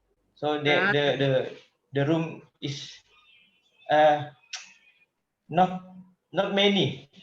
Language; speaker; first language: English; non-native, learner; Indonesian